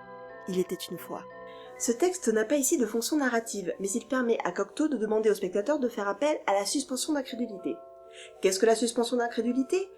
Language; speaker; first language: French; native; French